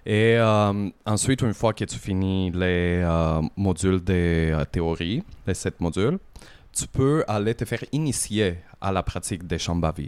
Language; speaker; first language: French; native; French